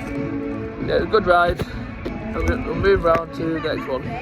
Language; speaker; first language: English; native; English